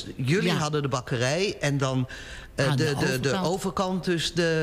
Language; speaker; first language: Dutch; native; Dutch